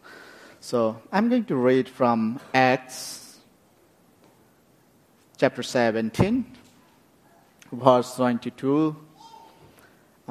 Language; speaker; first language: English; non-native, local second language; Nepali